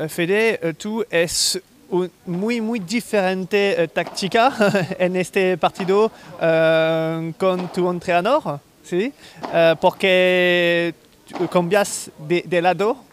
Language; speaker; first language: Spanish; non-native, learner; French